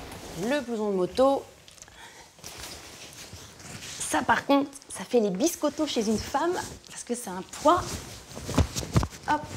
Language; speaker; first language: French; native; French